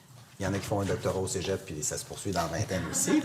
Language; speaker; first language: French; native; French